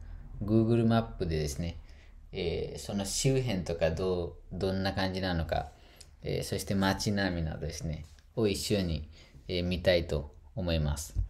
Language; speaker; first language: Japanese; non-native, fluent; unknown